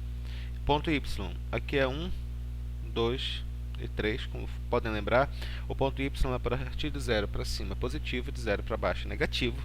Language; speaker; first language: Portuguese; native; Portuguese